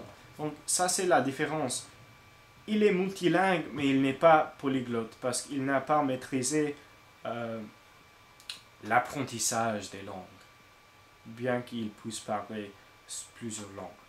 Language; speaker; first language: French; non-native, learner; English